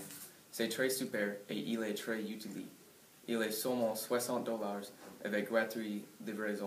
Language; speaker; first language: French; non-native, learner; English